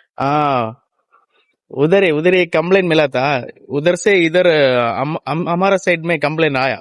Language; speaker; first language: Hindi; non-native, local second language; Tamil